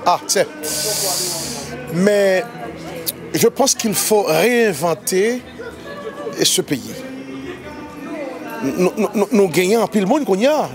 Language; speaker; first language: French; non-native, local second language; Haitian Creole